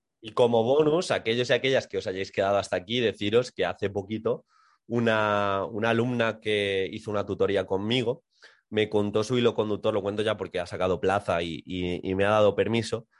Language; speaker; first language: Spanish; native; Spanish